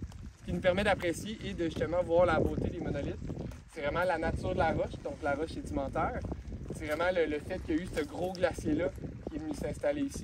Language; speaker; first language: French; native; French